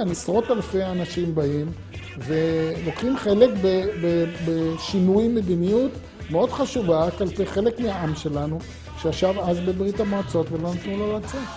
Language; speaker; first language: Hebrew; native; Hebrew